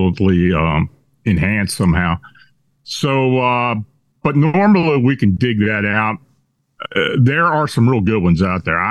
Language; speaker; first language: English; native; English